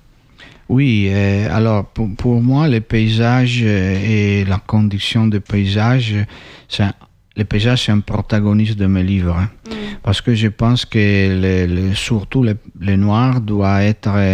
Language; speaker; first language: French; non-native, fluent; Italian